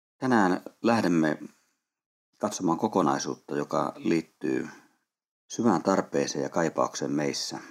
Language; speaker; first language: Finnish; native; Finnish